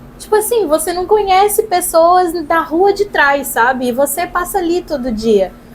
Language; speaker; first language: Portuguese; non-native, local second language; Kabuverdianu